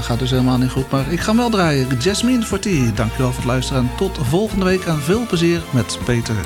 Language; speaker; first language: Dutch; native; Dutch